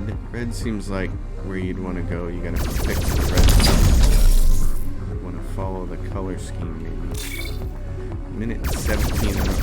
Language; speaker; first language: English; native; English